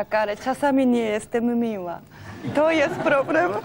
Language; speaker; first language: Polish; non-native, learner; Japanese